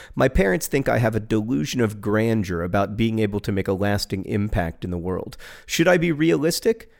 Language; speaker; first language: English; native; English